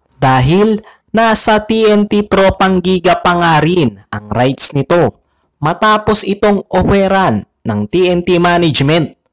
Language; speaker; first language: Filipino; native; Filipino